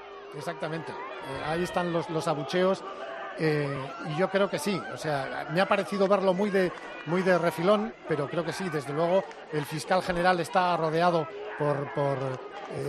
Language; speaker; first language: Spanish; native; Spanish